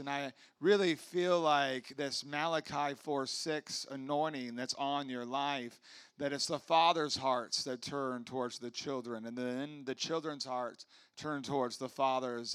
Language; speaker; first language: English; native; English